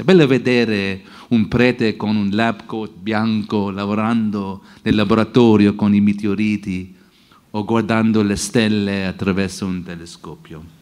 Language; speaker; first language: Italian; non-native, fluent; English